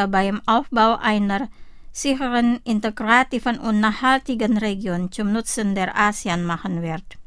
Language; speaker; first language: German; non-native, fluent; Indonesian